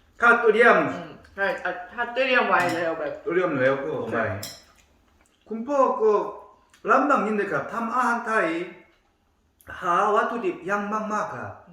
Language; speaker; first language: Thai; non-native, learner; Korean